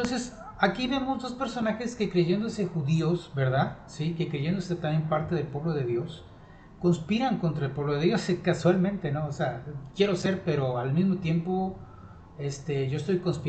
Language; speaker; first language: Spanish; native; Spanish